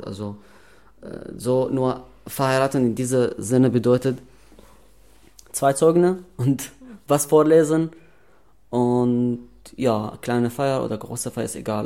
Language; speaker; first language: German; non-native, learner; Arabic